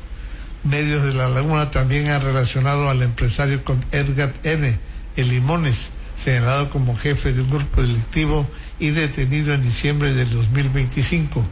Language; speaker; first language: Spanish; native; Spanish